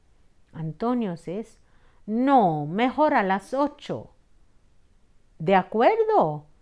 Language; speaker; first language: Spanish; non-native, fluent; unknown